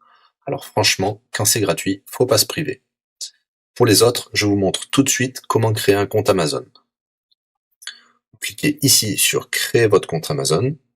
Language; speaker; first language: French; native; French